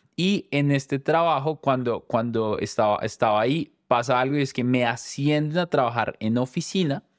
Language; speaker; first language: Spanish; native; Spanish